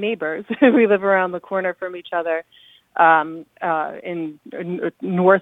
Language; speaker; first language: English; native; English